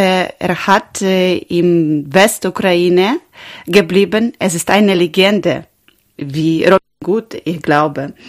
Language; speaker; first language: German; non-native, learner; Ukrainian